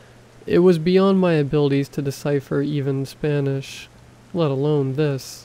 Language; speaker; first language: English; native; English